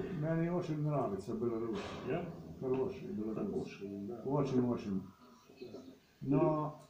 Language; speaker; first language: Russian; non-native, learner; Slovenian